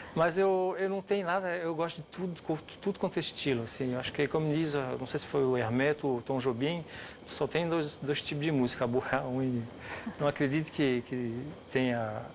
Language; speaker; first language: Portuguese; non-native, fluent; French